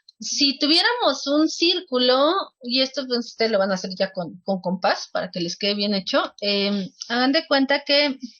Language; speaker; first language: Spanish; native; Spanish